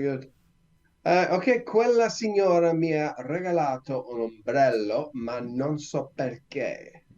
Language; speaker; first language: Italian; non-native, learner; English